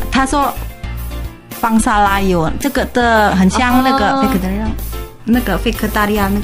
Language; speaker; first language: Chinese; non-native, learner; Indonesian